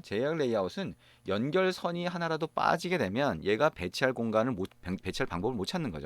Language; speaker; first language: Korean; native; Korean